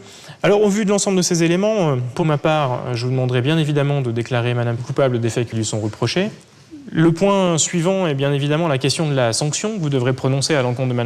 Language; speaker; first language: French; native; French